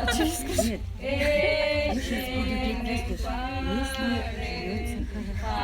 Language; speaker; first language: Russian; non-native, learner; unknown